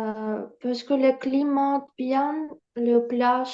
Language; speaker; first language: French; non-native, learner; Ukrainian